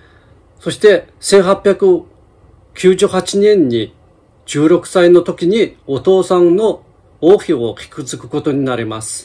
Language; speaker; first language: Japanese; non-native, fluent; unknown